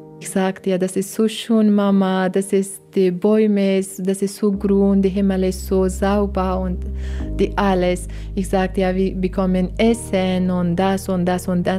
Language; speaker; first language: German; non-native, learner; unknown